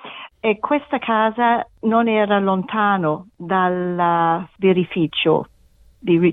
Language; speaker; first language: Italian; non-native, learner; German